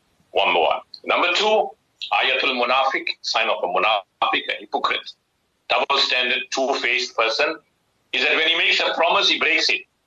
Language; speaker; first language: English; native; English